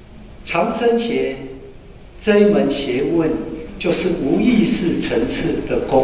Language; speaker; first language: Chinese; native; Chinese